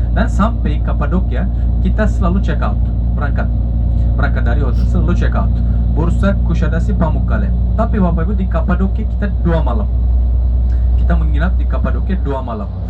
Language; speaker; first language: Indonesian; non-native, fluent; Turkish